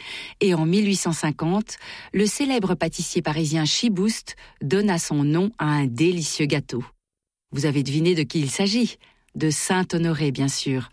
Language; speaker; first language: French; native; French